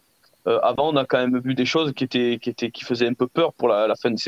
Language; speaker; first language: French; native; French